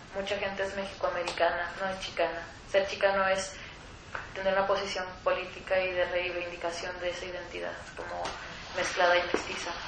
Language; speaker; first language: Spanish; native; Spanish